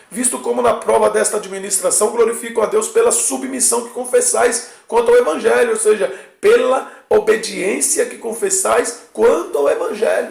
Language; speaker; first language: Portuguese; native; Portuguese